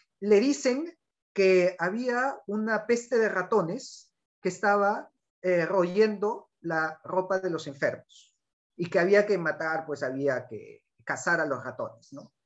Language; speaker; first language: Spanish; native; Spanish